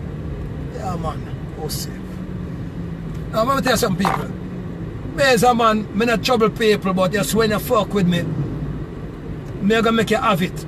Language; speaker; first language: English; native; English